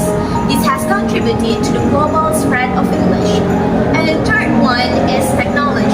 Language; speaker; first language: English; non-native, fluent; Indonesian